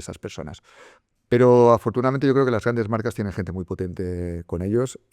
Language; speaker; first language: Spanish; native; Spanish